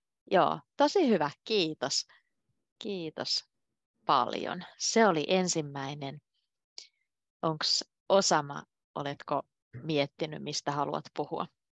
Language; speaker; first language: Finnish; native; Finnish